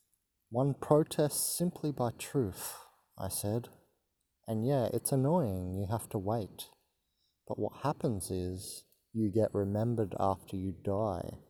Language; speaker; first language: English; native; English